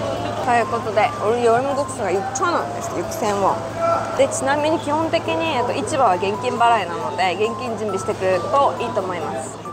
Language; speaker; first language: Japanese; native; Japanese